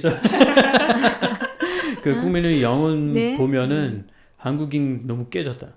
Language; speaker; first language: Korean; non-native, fluent; French